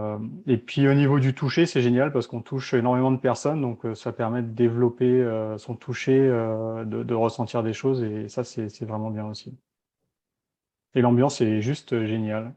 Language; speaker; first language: French; native; French